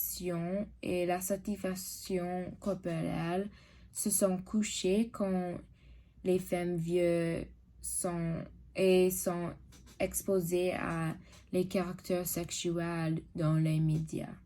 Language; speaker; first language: French; non-native, learner; English